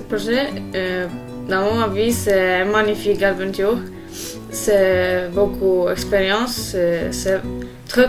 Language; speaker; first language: French; non-native, fluent; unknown